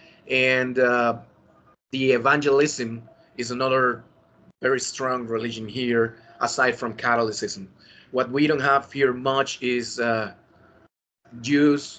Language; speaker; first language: English; non-native, fluent; Spanish